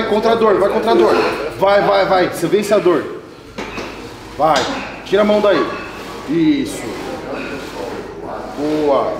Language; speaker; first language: Portuguese; native; Portuguese